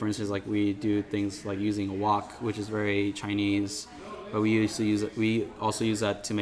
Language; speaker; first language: English; native; English